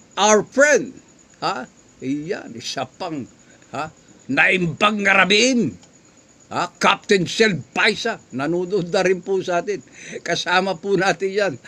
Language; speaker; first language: Filipino; non-native, local second language; Iloko